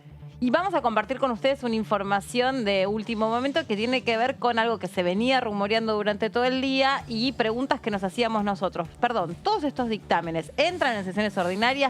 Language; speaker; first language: Spanish; native; Spanish